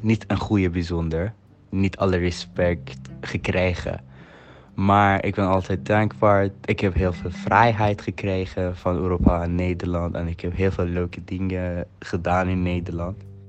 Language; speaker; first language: Dutch; non-native, fluent; Persian